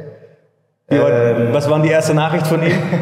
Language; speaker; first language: German; native; German